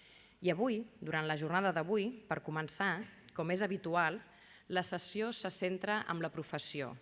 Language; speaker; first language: Catalan; native; Catalan